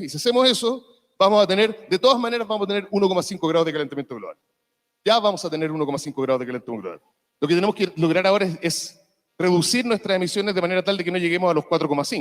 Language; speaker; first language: Spanish; native; Spanish